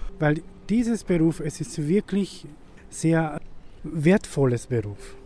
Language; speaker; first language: German; non-native, learner; Romanian